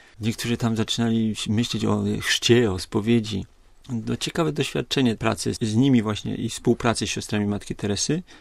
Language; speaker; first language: Polish; native; Polish